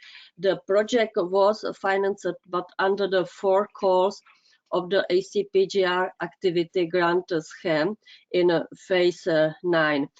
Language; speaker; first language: English; non-native, fluent; Czech